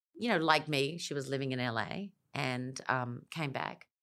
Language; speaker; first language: English; native; English